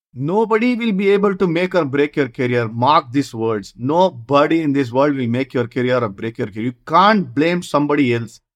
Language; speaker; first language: English; non-native, local second language; Kannada